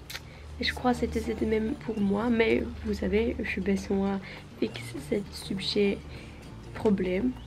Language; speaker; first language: French; non-native, learner; Norwegian